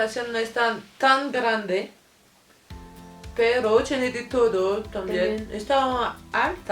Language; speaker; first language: Spanish; non-native, fluent; French